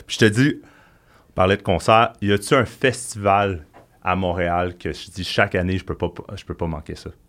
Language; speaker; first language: French; native; French